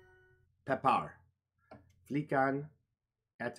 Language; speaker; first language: Swedish; non-native, learner; English